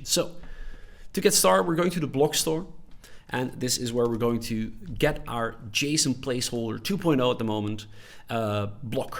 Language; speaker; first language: English; non-native, fluent; Dutch